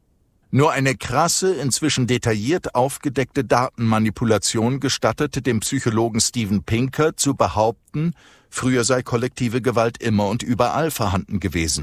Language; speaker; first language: German; native; German